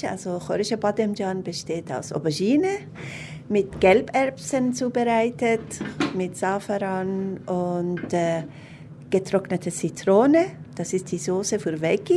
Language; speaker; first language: German; non-native, fluent; Persian